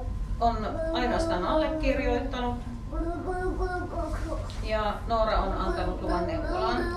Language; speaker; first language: Finnish; native; Finnish